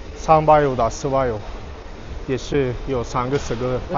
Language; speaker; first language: Chinese; non-native, fluent; Tajik